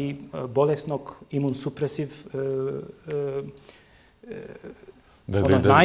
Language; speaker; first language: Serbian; non-native, local second language; Turkish